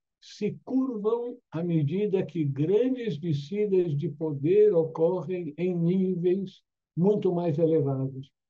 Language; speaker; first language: Portuguese; native; Portuguese